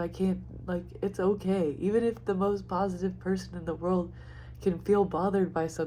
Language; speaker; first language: English; native; English